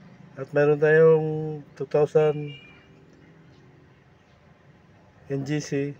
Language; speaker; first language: Filipino; native; Filipino